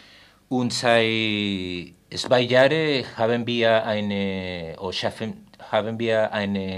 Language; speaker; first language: German; non-native, learner; Spanish